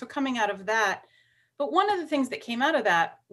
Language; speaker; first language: English; native; English